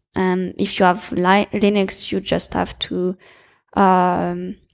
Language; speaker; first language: English; non-native, fluent; French